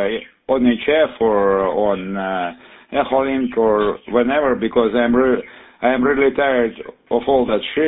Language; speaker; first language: English; non-native, fluent; Russian